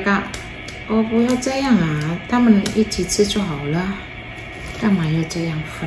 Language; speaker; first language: Chinese; non-native, fluent; Indonesian